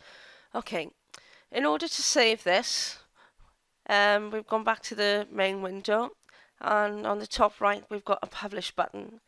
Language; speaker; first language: English; native; English